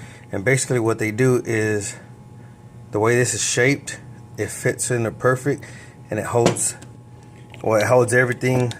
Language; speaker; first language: English; native; English